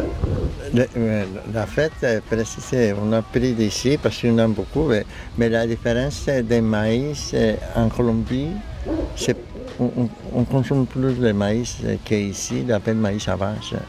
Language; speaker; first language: French; non-native, learner; Spanish